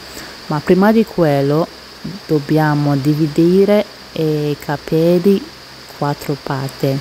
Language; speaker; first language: Italian; non-native, learner; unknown